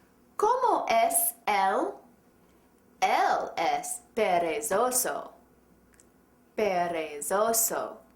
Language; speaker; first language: Spanish; non-native, fluent; English